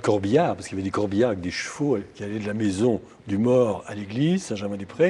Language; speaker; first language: French; native; French